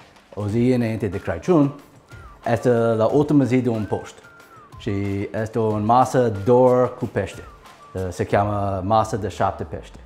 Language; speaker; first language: Romanian; non-native, learner; English